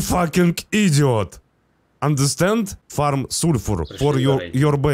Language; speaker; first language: English; non-native, learner; Russian